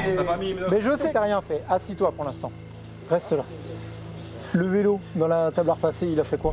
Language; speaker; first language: French; native; French